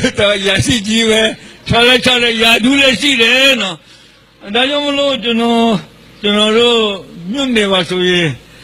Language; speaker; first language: Burmese; non-native, local second language; Karen languages